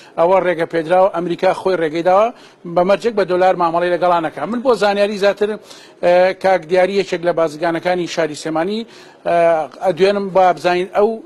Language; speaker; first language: Central Kurdish; native; Central Kurdish